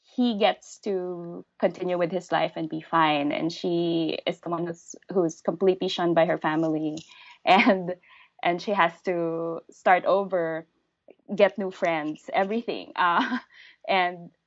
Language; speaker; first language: English; native; English